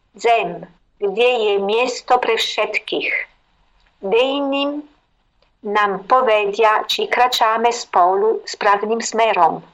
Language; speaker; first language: Slovak; non-native, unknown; Italian